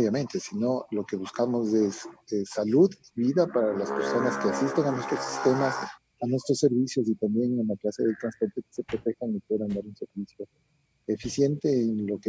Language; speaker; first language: Spanish; native; Spanish